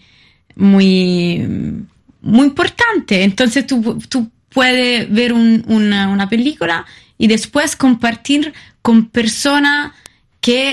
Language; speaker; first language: Spanish; non-native, fluent; Italian